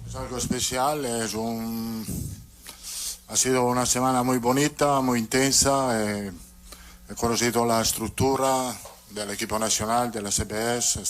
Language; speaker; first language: Spanish; non-native, fluent; Italian